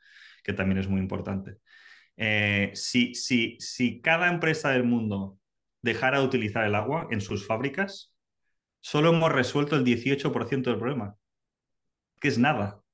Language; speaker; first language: Spanish; native; Spanish